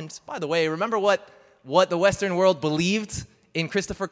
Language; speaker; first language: English; native; English